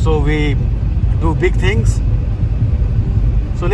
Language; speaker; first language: English; non-native, local second language; Hindi